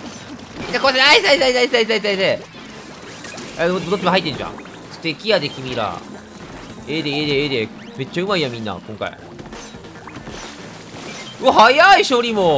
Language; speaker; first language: Japanese; native; Japanese